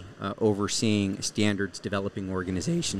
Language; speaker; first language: English; native; English